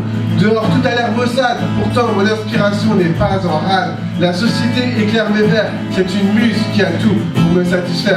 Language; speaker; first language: French; native; French